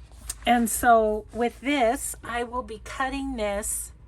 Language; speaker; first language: English; native; English